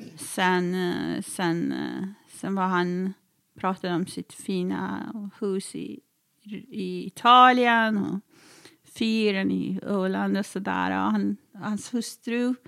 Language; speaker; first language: Swedish; non-native, fluent; Persian